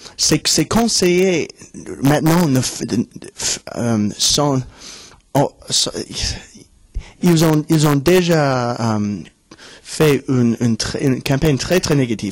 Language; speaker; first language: French; non-native, learner; English